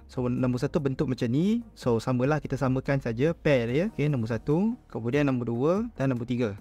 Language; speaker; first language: Malay; native; Malay